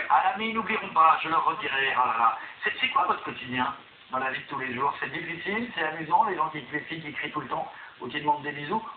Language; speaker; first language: French; native; French